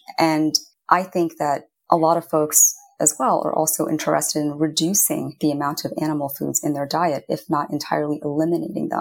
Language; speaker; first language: English; native; English